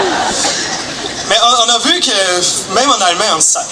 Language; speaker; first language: French; non-native, fluent; German